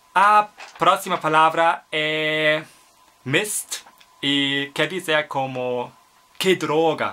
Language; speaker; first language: Portuguese; non-native, learner; German